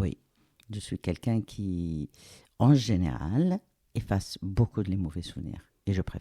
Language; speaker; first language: French; non-native, local second language; Arabic